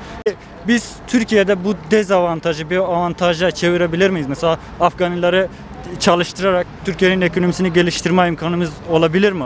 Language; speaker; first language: Turkish; non-native, fluent; Persian